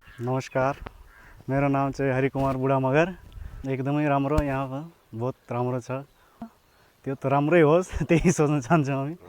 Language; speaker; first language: Nepali; early bilingual, heritage; Nepali